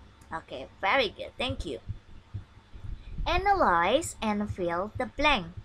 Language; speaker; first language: English; non-native, fluent; Indonesian